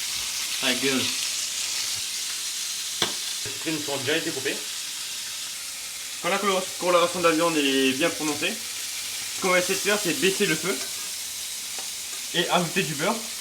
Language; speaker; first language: French; native; French